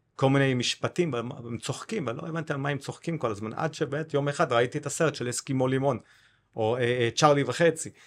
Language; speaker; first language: Hebrew; non-native, fluent; English